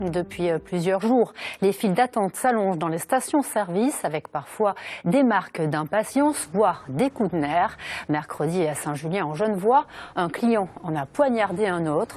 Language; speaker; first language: French; native; French